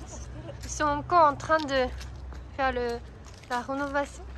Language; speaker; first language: French; non-native, fluent; Japanese